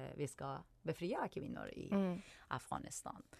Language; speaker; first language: Swedish; non-native, fluent; Persian